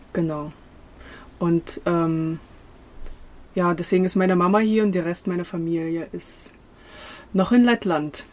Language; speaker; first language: German; early bilingual, other home language; Latvian